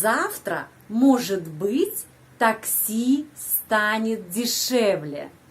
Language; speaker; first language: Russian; non-native, fluent; Indonesian